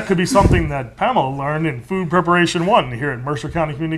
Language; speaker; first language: English; native; English